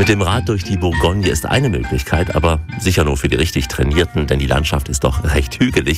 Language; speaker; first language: German; native; German